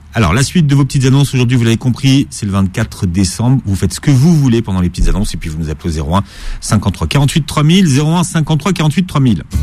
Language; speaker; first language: French; native; French